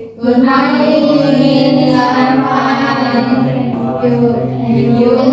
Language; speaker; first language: English; non-native, learner; Indonesian